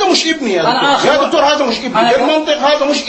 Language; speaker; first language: Arabic; native; Arabic